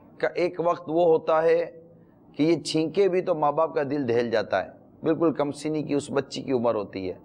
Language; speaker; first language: Urdu; native; Urdu